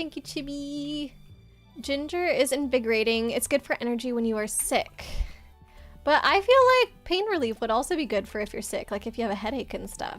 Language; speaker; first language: English; native; English